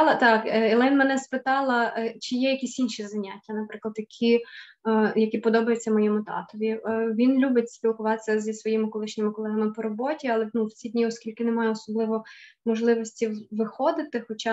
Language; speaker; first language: Ukrainian; native; Ukrainian